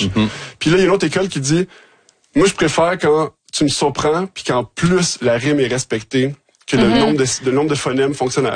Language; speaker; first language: French; native; French